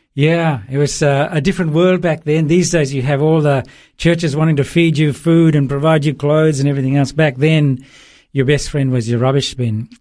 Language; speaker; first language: English; early bilingual, other home language; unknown